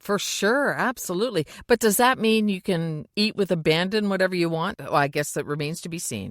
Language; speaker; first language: English; native; English